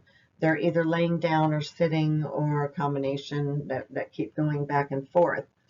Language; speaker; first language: English; native; English